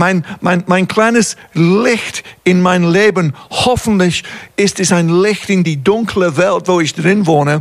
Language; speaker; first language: German; non-native, fluent; English